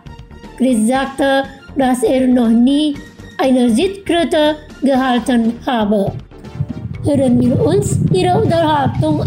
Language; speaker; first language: German; non-native, fluent; Indonesian